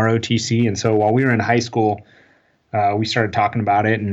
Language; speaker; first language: English; native; English